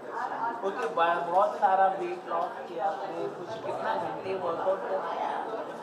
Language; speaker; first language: Hindi; native; Hindi